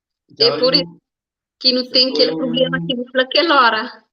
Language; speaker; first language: Portuguese; non-native, learner; Kabuverdianu